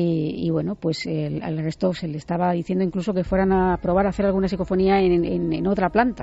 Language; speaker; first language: Spanish; native; Spanish